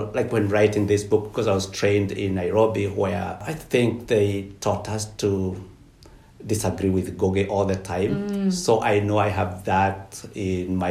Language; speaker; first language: English; non-native, local second language; Kikuyu